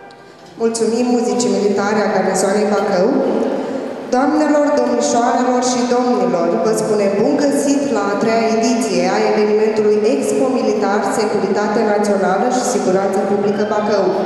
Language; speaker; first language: Romanian; native; Romanian